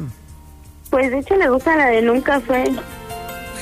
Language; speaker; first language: Spanish; native; Spanish